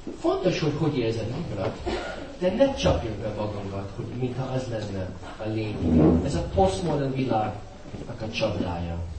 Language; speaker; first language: Hungarian; non-native, fluent; English